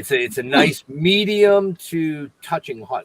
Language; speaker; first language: English; native; English